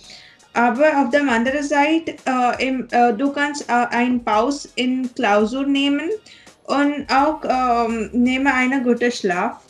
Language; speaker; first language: German; non-native, learner; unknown